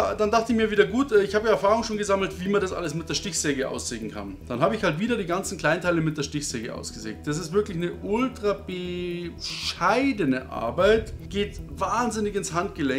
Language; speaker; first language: German; native; German